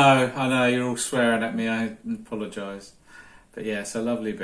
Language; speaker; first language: English; native; English